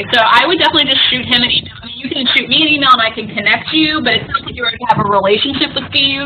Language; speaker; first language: English; native; English